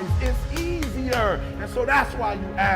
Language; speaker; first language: English; native; English